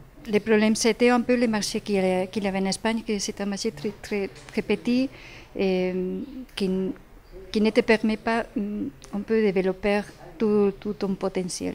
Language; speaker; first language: French; non-native, fluent; Spanish